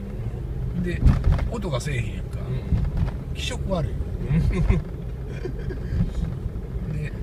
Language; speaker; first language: Japanese; native; Japanese